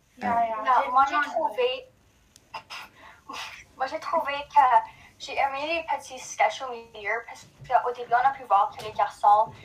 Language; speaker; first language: French; non-native, local second language; English